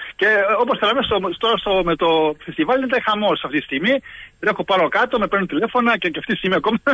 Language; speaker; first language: Greek; early bilingual, heritage; Greek